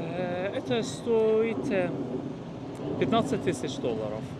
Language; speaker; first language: Russian; non-native, fluent; Persian